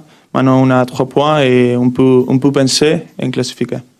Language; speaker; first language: French; non-native, learner; Spanish